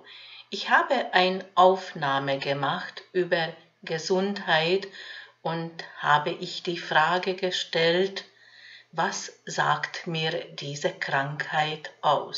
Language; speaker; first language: German; non-native, fluent; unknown